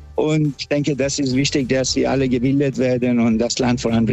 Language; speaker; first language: German; non-native, fluent; Persian